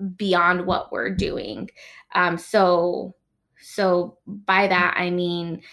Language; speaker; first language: English; native; English